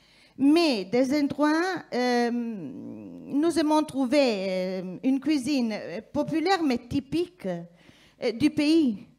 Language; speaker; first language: French; non-native, fluent; Italian